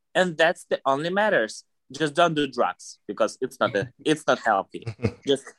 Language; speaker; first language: English; non-native, fluent; Russian